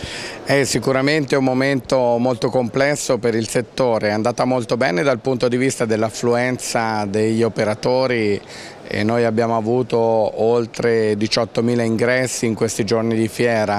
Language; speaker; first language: Italian; native; Italian